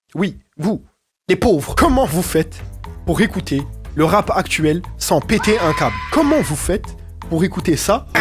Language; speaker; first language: French; non-native, local second language; Arabic